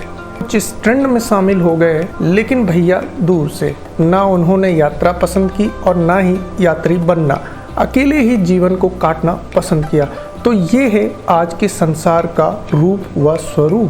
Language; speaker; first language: Hindi; native; Hindi